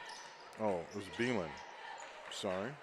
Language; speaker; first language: English; native; English